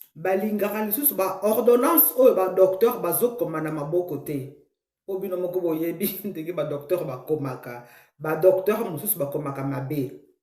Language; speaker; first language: Lingala; native; Lingala